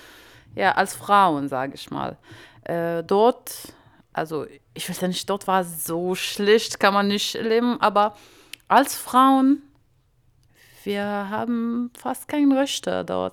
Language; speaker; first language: German; non-native, learner; Arabic